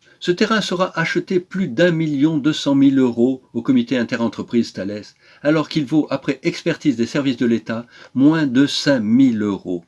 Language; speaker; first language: French; native; French